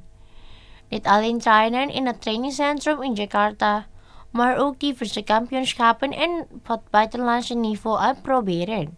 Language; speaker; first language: Dutch; non-native, fluent; Indonesian